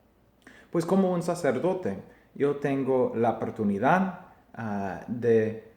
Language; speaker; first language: Spanish; non-native, fluent; English